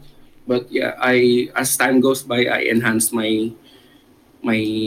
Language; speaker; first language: English; non-native, local second language; Filipino